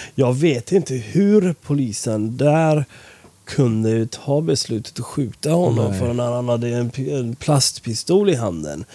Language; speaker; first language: Swedish; non-native, fluent; Persian